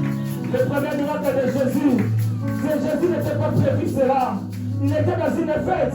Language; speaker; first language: French; non-native, local second language; Lingala